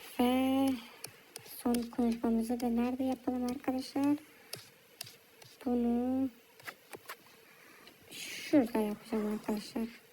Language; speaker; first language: Turkish; early bilingual, heritage; Turkish